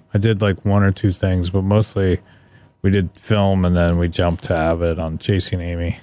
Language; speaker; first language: English; native; English